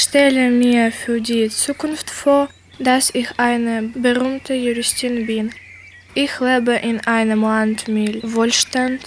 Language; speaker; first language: German; non-native, learner; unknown